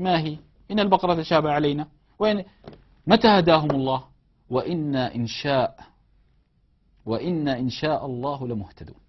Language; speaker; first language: Arabic; native; Arabic